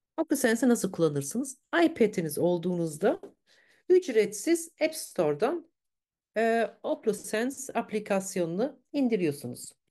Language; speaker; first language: Turkish; early bilingual, heritage; Turkish